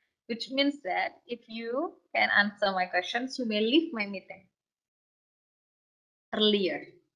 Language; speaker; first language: English; non-native, fluent; Javanese